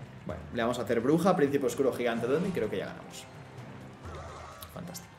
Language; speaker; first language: Spanish; native; Spanish